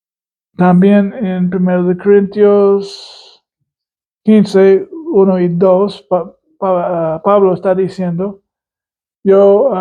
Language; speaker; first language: Spanish; non-native, fluent; English